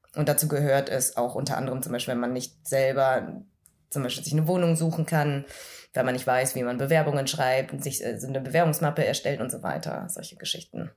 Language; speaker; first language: German; early bilingual, other home language; Vietnamese